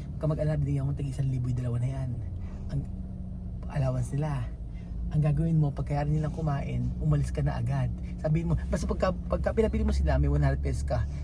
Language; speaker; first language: Filipino; native; Filipino